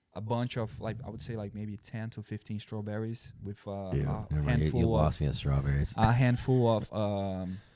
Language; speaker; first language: English; non-native, fluent; Portuguese